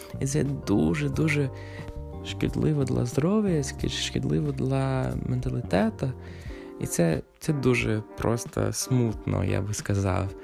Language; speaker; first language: Ukrainian; non-native, fluent; English